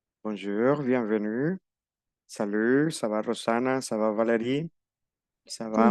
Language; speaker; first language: French; non-native, fluent; Spanish